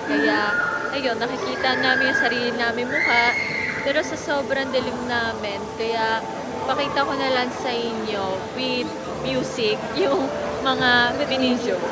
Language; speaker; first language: Filipino; early bilingual, heritage; Japanese